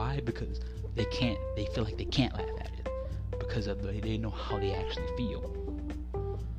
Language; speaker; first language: English; native; English